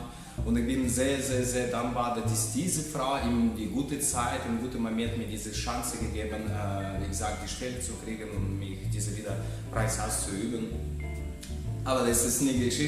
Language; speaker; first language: German; non-native, fluent; Russian